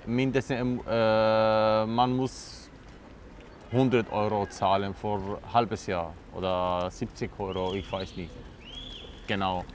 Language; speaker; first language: German; non-native, learner; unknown